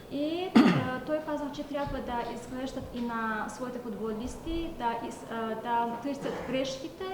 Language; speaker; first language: Bulgarian; non-native, learner; Azerbaijani